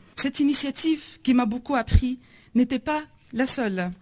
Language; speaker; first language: French; non-native, local second language; Arabic